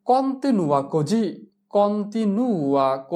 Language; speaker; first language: Italian; non-native, fluent; Bangla